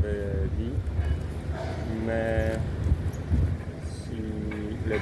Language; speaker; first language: French; non-native, learner; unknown